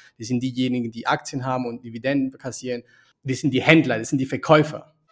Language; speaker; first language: German; early bilingual, other home language; Spanish